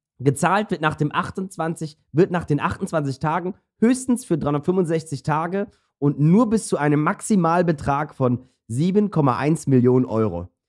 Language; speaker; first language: German; early bilingual, other home language; Turkish